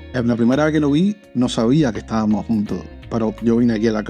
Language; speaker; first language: Spanish; native; Spanish